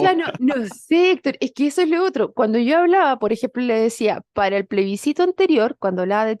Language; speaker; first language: Spanish; native; Spanish